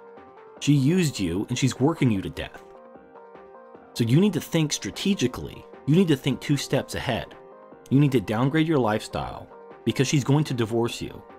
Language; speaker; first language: English; native; English